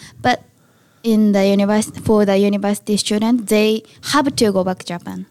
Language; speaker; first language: English; non-native, learner; Japanese